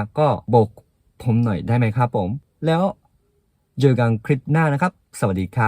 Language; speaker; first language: Thai; non-native, fluent; Japanese